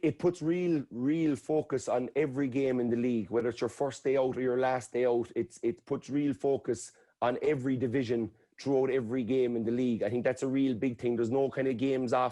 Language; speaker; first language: English; native; English